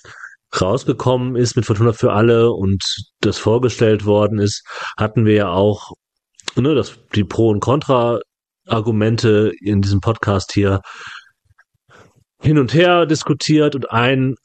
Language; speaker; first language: German; native; German